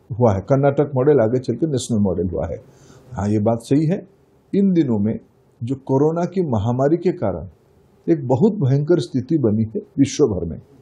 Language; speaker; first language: Hindi; non-native, local second language; Odia